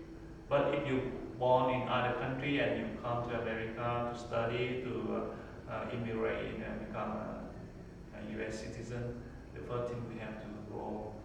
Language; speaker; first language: English; non-native, learner; Vietnamese